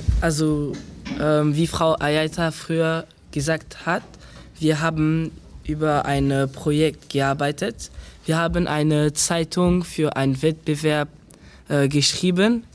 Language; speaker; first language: German; non-native, learner; French